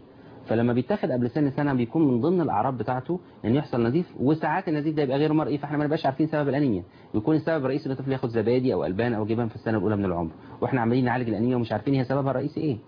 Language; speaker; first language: Arabic; native; Arabic